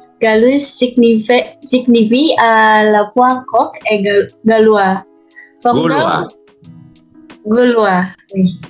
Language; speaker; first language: French; non-native, learner; Indonesian